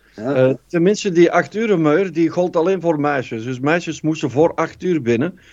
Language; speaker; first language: Dutch; native; Dutch